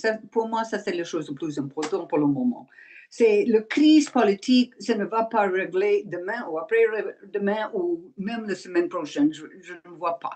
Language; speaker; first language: French; non-native, learner; English